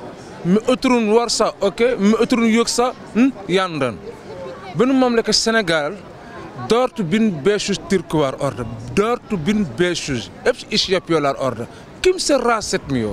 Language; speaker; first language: Turkish; non-native, learner; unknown